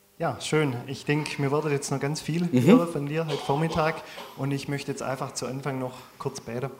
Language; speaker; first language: German; native; German